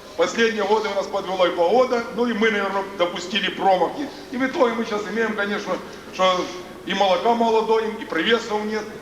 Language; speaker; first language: Russian; native; Russian